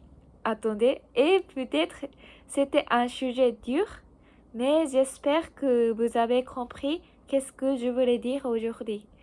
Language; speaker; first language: French; non-native, learner; Japanese